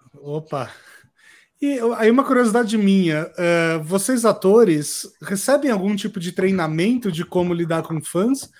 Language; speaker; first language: Portuguese; native; Portuguese